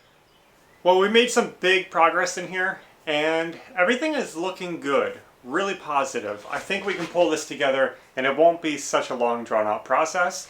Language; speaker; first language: English; native; English